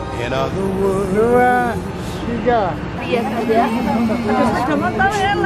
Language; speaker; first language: Indonesian; native; Indonesian